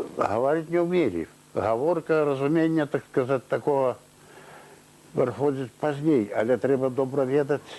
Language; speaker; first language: Russian; non-native, local second language; Belarusian